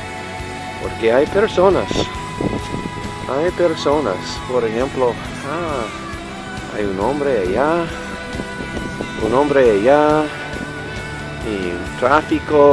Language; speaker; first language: Spanish; non-native, learner; English